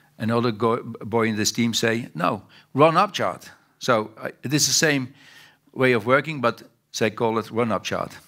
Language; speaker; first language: English; non-native, fluent; Dutch